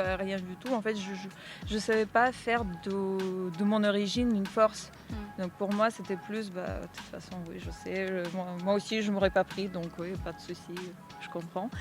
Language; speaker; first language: French; non-native, fluent; Russian